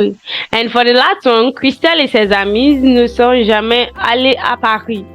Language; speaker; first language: French; non-native, learner; English